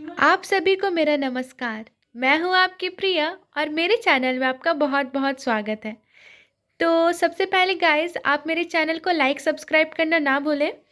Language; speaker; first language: Hindi; native; Hindi